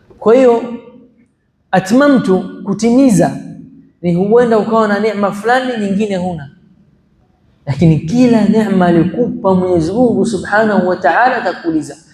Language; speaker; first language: Swahili; native; Swahili